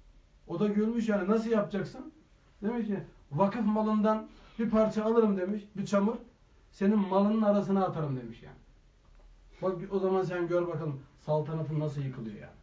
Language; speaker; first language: Turkish; native; Turkish